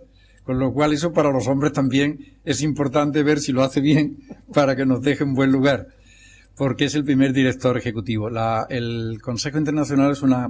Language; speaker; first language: Spanish; native; Spanish